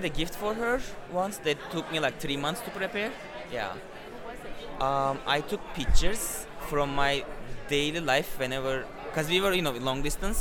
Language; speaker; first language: English; non-native, fluent; Turkish